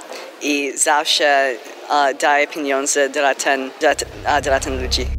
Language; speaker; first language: Polish; early bilingual, heritage; Polish